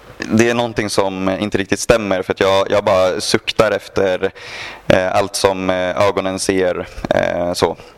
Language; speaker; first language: Swedish; native; Swedish